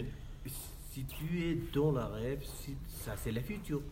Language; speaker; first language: French; non-native, learner; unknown